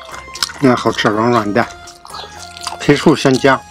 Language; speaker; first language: Chinese; native; Chinese